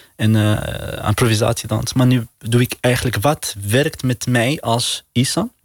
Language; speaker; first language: Dutch; non-native, learner; Arabic